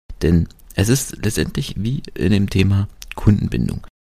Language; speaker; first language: German; native; German